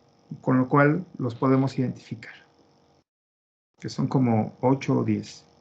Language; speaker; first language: Spanish; native; Spanish